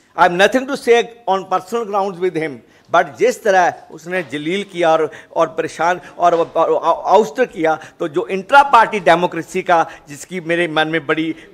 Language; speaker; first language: Hindi; non-native, local second language; Punjabi